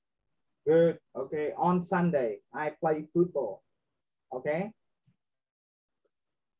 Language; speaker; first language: English; non-native, fluent; Vietnamese